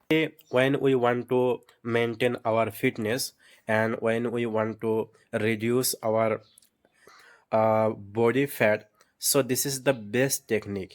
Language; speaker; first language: English; non-native, learner; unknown